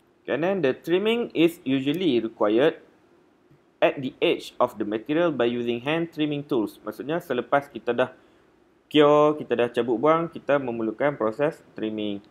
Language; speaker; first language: English; non-native, local second language; Malay